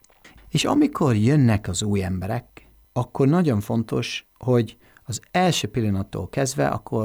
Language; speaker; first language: Hungarian; non-native, fluent; English